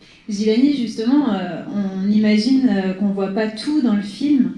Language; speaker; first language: French; native; French